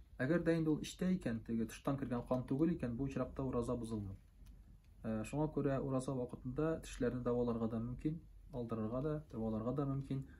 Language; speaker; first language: Tatar; native; Tatar